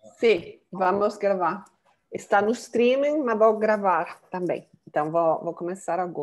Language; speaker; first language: Portuguese; non-native, fluent; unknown